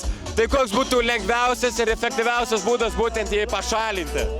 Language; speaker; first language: Lithuanian; native; Lithuanian